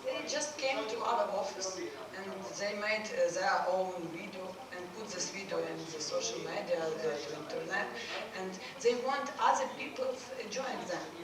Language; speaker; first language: English; non-native, learner; Ukrainian